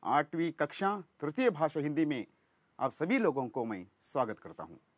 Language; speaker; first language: Hindi; non-native, local second language; Kannada